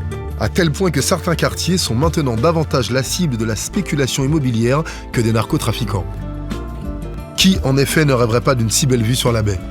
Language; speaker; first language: French; native; French